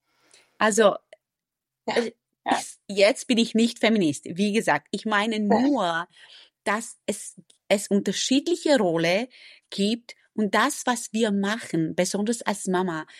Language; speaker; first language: German; non-native, fluent; Romanian